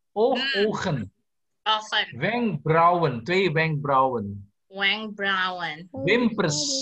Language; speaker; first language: Dutch; non-native, learner; Indonesian